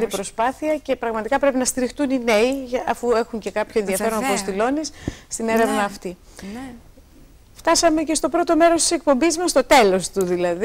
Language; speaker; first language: Greek; native; Greek